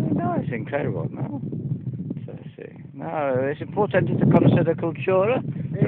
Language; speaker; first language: Spanish; non-native, learner; English